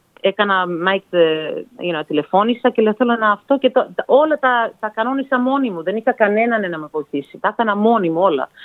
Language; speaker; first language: Greek; early bilingual, heritage; Greek